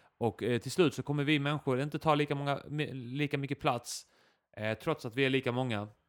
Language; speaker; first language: Swedish; early bilingual, other home language; Icelandic